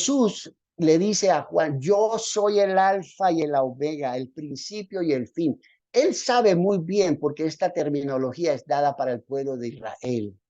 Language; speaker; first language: Spanish; native; Spanish